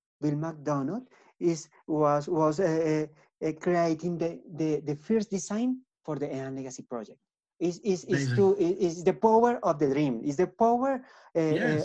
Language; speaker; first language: English; non-native, learner; Spanish